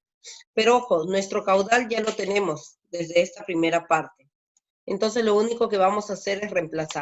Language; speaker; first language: Spanish; native; Spanish